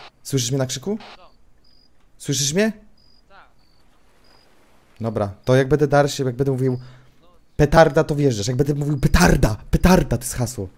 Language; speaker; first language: Polish; native; Polish